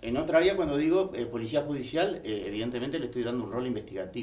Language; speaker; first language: Spanish; native; Spanish